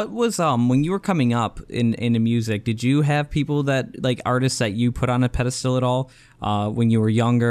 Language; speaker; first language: English; native; English